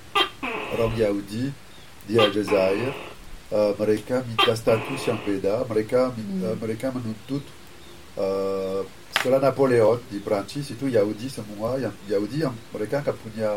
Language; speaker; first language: Indonesian; non-native, fluent; French